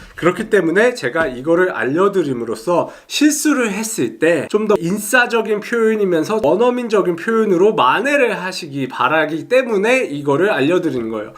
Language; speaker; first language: Korean; early bilingual, heritage; Korean